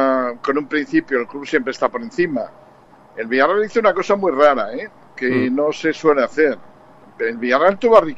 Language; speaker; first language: Spanish; native; Spanish